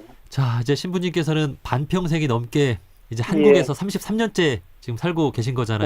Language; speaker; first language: Korean; native; Korean